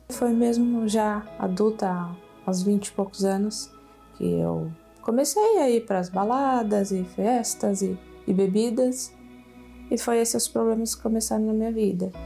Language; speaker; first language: Portuguese; native; Portuguese